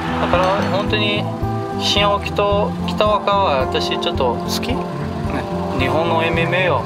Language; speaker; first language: Japanese; non-native, learner; Portuguese